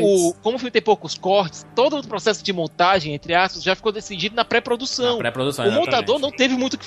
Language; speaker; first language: Portuguese; native; Portuguese